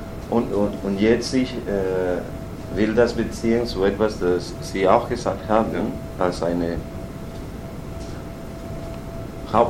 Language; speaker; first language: German; non-native, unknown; Spanish